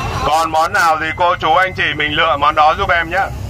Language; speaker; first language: Vietnamese; native; Vietnamese